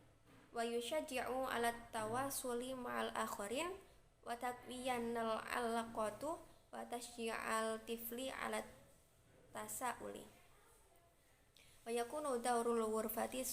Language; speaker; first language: Arabic; non-native, learner; Indonesian